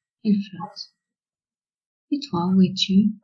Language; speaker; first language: French; native; French